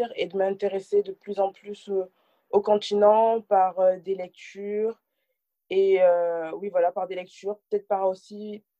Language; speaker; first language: French; native; French